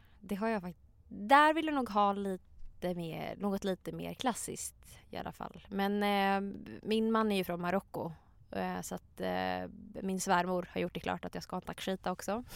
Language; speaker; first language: Swedish; native; Swedish